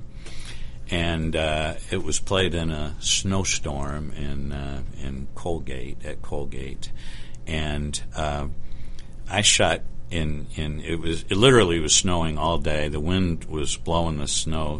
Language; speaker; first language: English; native; English